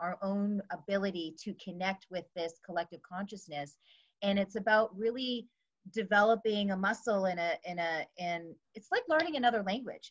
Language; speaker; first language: English; native; English